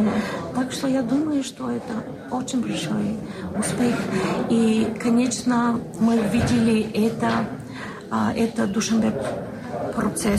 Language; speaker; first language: Russian; non-native, fluent; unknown